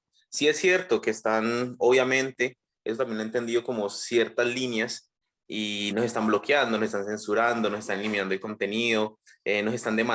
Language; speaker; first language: Spanish; native; Spanish